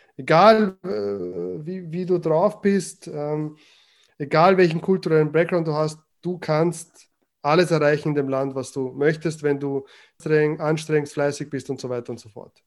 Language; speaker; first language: German; early bilingual, other home language; Croatian